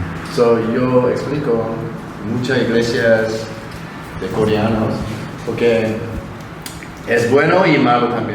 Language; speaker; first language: Spanish; non-native, learner; Korean